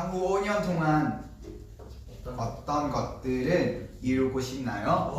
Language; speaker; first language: Korean; non-native, fluent; Vietnamese